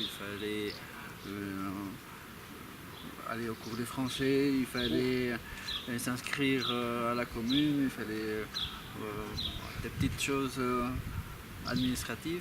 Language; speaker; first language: French; native; French